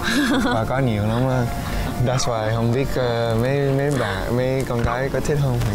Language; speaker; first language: Vietnamese; early bilingual, heritage; English